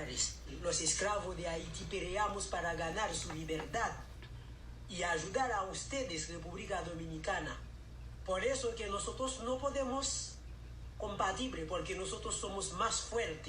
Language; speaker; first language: Spanish; non-native, learner; Haitian Creole